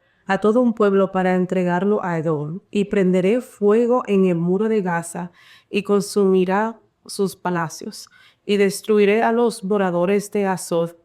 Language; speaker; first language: Spanish; early bilingual, heritage; Spanish